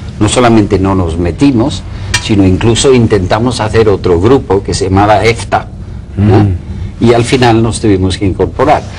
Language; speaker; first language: Spanish; non-native, fluent; English